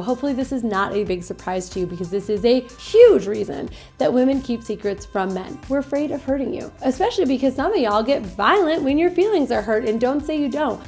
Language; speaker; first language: English; native; English